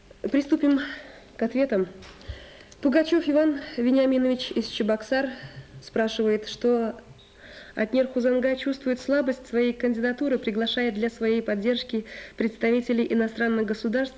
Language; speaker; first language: Russian; native; Russian